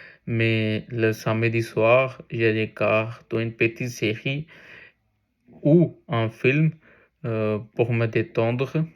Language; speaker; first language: French; non-native, learner; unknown